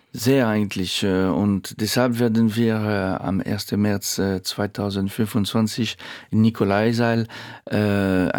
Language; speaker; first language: German; non-native, fluent; French